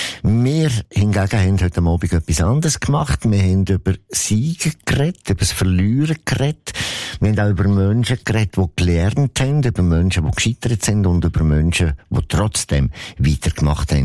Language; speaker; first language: German; native; German